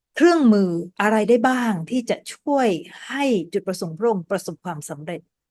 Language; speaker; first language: Thai; native; Thai